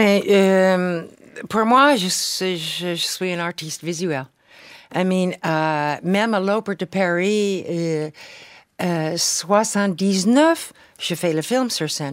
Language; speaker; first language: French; non-native, fluent; English